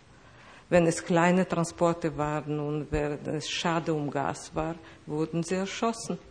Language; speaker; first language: German; non-native, fluent; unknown